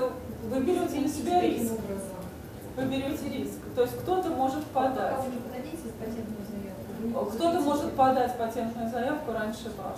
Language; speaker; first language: Russian; native; Russian